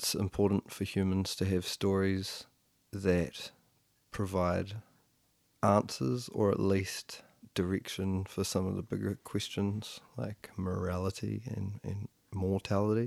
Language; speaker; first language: English; native; English